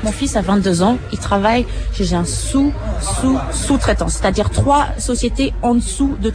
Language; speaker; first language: French; native; French